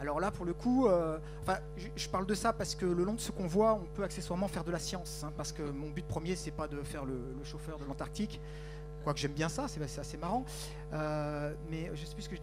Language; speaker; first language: French; native; French